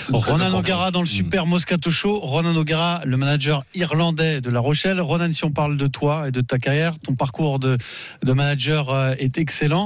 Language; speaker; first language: French; native; French